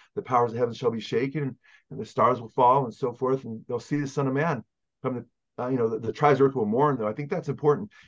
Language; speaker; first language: English; native; English